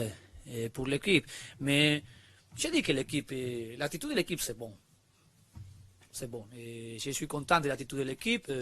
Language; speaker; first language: French; non-native, learner; Spanish